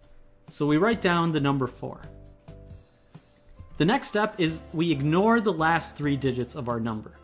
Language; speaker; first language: English; native; English